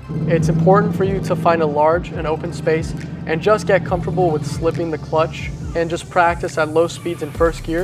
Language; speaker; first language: English; native; English